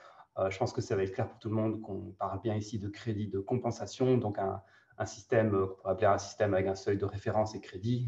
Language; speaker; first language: French; native; French